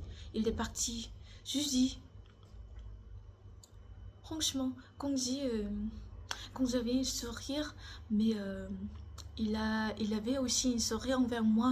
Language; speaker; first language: French; non-native, learner; Korean